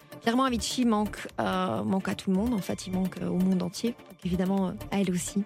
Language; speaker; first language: French; native; French